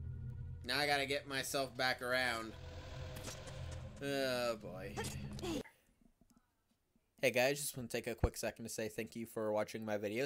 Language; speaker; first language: English; native; English